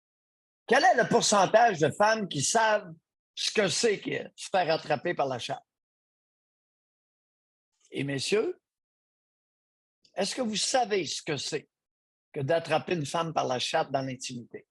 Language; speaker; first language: French; native; French